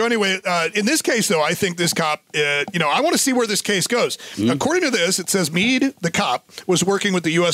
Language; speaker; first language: English; native; English